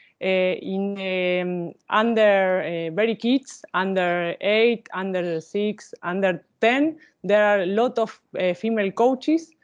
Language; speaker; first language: English; non-native, learner; Spanish